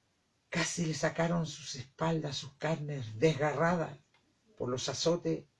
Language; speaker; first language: Spanish; native; Spanish